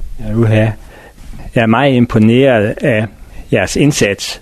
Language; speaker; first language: Danish; native; Danish